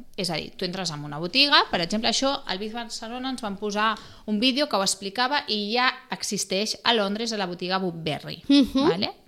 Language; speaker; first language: Catalan; non-native, local second language; Spanish